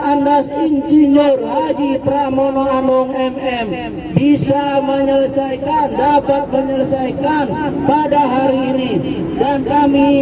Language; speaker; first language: Indonesian; native; Indonesian